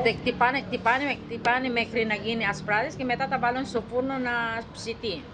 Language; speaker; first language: Greek; non-native, learner; Filipino